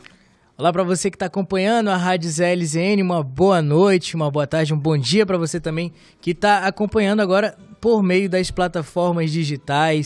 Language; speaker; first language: Portuguese; native; Portuguese